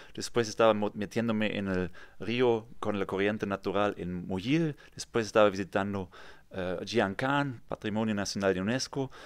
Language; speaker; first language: Spanish; non-native, fluent; German